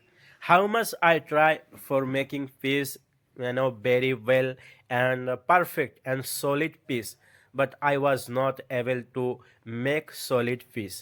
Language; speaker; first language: English; non-native, learner; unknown